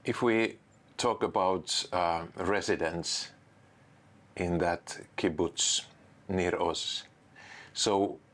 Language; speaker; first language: English; non-native, fluent; Finnish